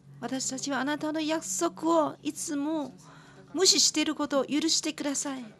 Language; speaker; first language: Japanese; non-native, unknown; Chinese